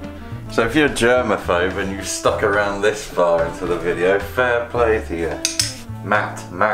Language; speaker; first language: English; native; English